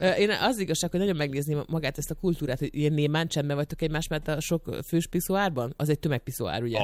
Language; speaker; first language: Hungarian; native; Hungarian